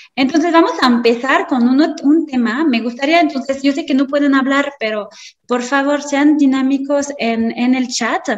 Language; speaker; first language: Spanish; non-native, fluent; French